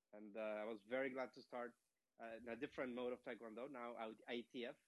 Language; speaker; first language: English; non-native, fluent; Spanish